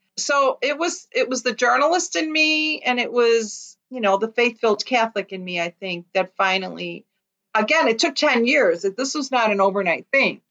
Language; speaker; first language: English; early bilingual, other home language; Lithuanian